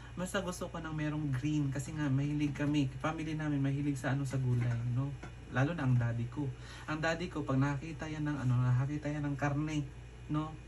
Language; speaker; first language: Filipino; non-native, local second language; Iloko